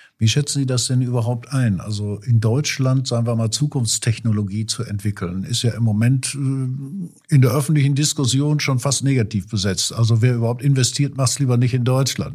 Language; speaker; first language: German; native; German